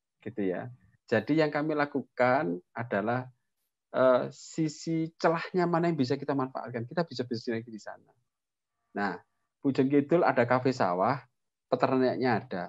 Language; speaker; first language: Indonesian; non-native, local second language; Javanese